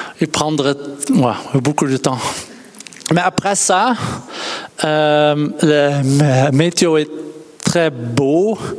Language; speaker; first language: French; non-native, learner; Dutch